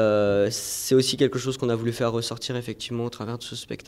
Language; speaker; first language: French; native; French